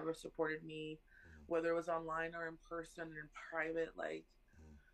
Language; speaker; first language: English; early bilingual, other home language; Spanish